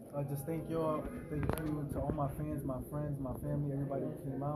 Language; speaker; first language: English; early bilingual, other home language; Spanish